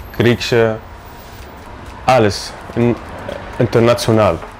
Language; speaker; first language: German; non-native, learner; Arabic